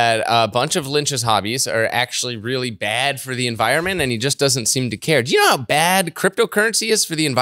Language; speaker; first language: English; native; English